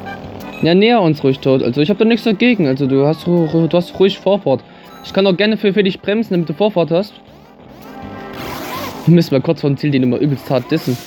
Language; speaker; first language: German; native; German